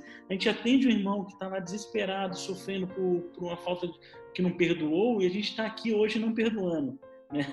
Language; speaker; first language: Portuguese; native; Portuguese